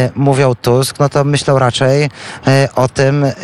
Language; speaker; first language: Polish; native; Polish